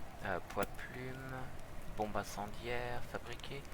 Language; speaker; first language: French; native; French